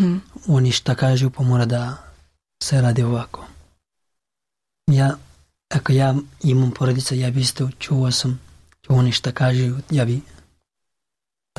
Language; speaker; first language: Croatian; non-native, learner; Pashto